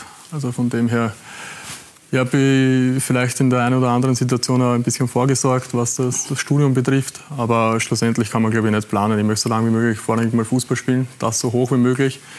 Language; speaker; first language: German; native; German